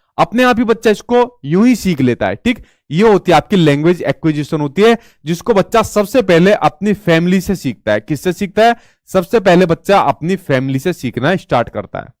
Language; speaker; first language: Hindi; native; Hindi